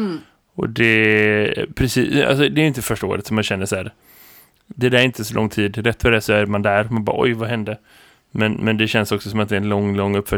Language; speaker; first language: Swedish; native; Swedish